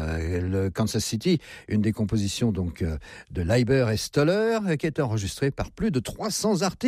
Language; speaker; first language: French; native; French